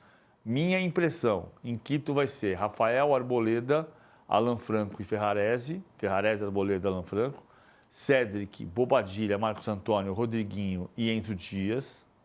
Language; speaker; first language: Portuguese; native; Portuguese